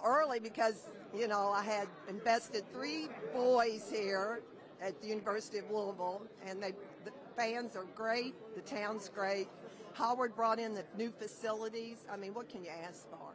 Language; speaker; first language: English; native; English